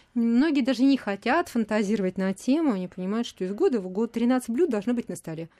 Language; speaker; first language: Russian; native; Russian